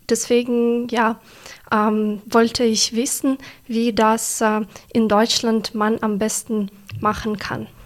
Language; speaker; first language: German; non-native, fluent; Ukrainian